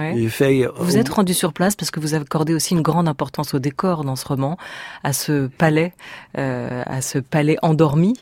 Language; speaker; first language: French; native; French